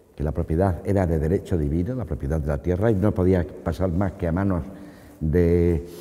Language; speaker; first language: Spanish; native; Spanish